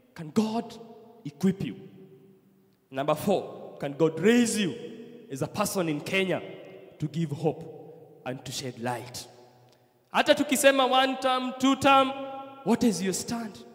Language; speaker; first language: English; non-native, local second language; Swahili